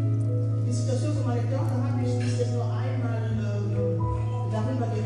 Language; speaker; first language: German; non-native, fluent; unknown